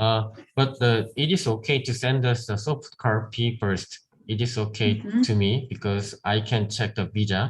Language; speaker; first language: English; non-native, learner; Korean